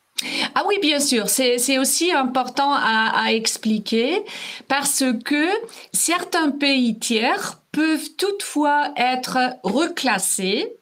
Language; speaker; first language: French; non-native, fluent; German